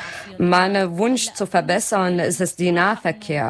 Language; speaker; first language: German; non-native, learner; Arabic